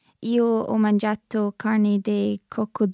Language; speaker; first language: Italian; non-native, learner; English